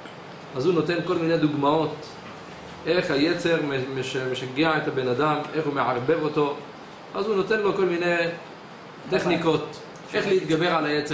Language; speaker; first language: Hebrew; native; Hebrew